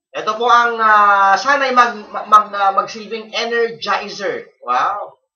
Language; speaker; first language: Filipino; non-native, local second language; Iloko